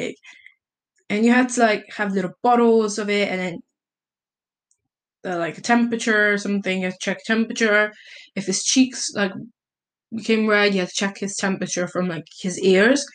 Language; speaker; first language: English; early bilingual, other home language; Italian